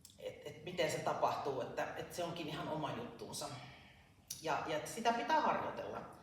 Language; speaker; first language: Finnish; native; Finnish